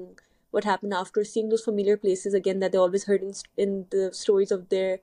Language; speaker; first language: English; non-native, local second language; Urdu